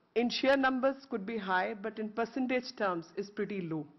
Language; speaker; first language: English; non-native, local second language; Hindi